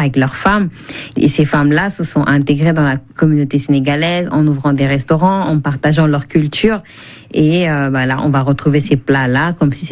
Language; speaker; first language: French; non-native, local second language; Wolof